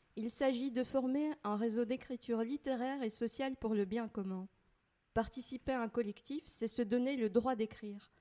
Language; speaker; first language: French; native; French